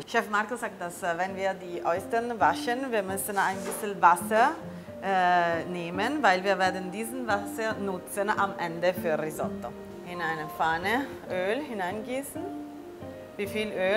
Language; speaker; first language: German; non-native, learner; Italian